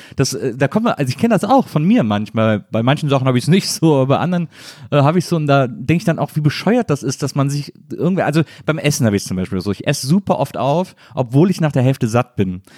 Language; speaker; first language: German; native; German